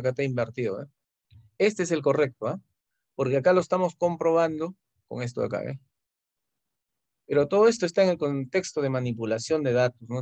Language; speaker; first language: Spanish; native; Spanish